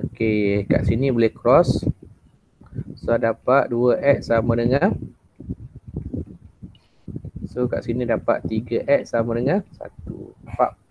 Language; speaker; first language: Malay; native; Malay